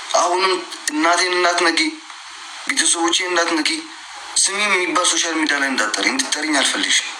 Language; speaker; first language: Amharic; non-native, local second language; Tigrinya